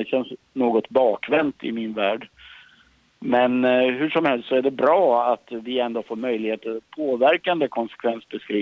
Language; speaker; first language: Swedish; native; Swedish